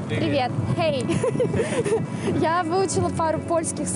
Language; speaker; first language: Russian; native; Russian